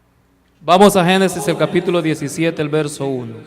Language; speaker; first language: Spanish; native; Spanish